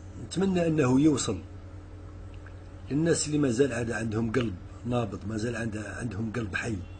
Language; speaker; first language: Arabic; native; Arabic